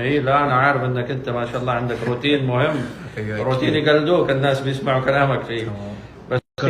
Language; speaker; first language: Arabic; native; Arabic